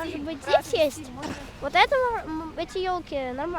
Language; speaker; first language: Russian; native; Russian